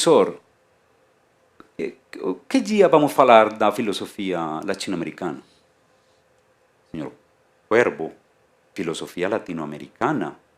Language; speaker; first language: Portuguese; non-native, fluent; Spanish